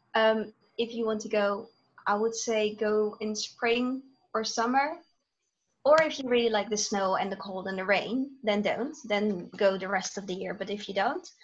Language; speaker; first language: English; non-native, fluent; Dutch